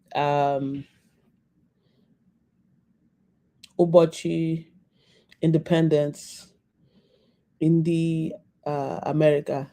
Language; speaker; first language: Igbo; non-native, learner; English